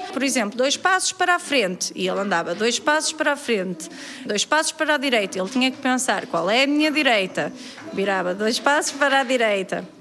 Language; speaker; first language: Portuguese; native; Portuguese